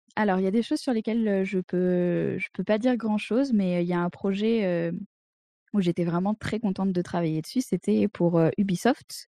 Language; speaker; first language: French; native; French